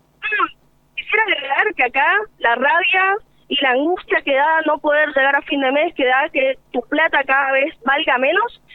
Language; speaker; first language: Spanish; native; Spanish